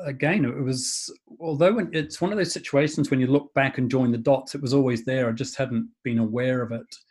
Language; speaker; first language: English; native; English